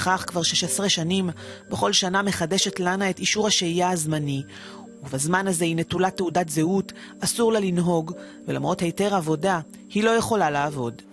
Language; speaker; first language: Hebrew; native; Hebrew